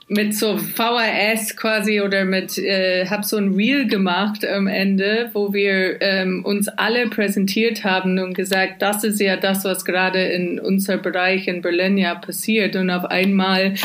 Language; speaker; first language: German; non-native, fluent; English